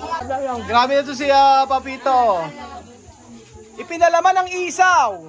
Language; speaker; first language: Filipino; native; Filipino